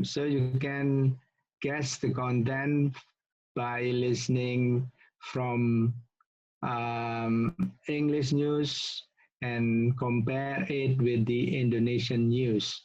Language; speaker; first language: English; non-native, local second language; Indonesian